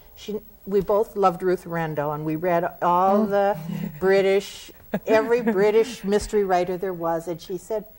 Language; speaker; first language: English; native; English